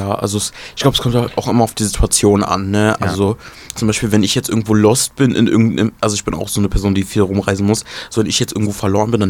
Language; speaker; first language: German; native; German